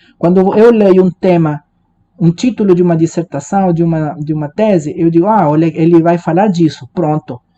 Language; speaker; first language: Portuguese; non-native, fluent; Spanish